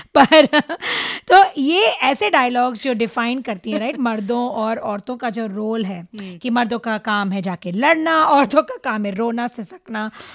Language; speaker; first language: Hindi; non-native, local second language; Marathi